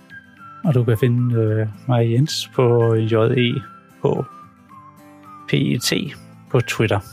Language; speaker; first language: Swedish; non-native, learner; Danish